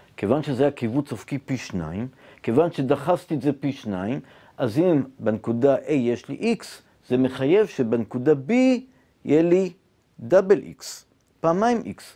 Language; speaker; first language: Hebrew; native; Hebrew